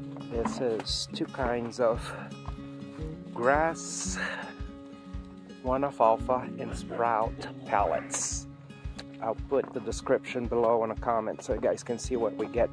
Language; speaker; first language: English; non-native, fluent; Portuguese